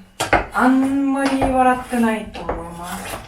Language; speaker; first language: Japanese; non-native, fluent; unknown